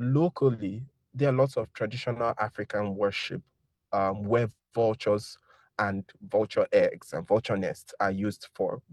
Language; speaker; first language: English; non-native, local second language; Igbo